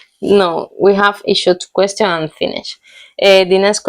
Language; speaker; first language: English; non-native, learner; Spanish